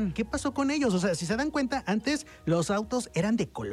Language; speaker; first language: Spanish; native; Spanish